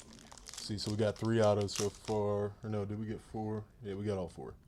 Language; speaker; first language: English; native; English